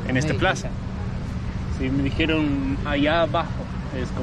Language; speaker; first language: Spanish; non-native, learner; English